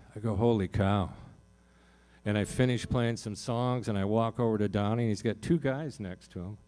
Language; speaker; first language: English; native; English